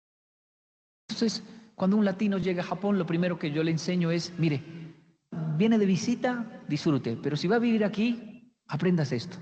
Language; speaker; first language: Spanish; native; Spanish